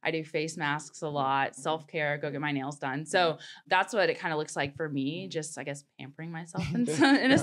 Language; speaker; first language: English; native; English